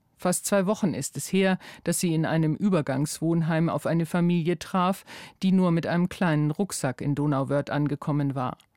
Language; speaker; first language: German; native; German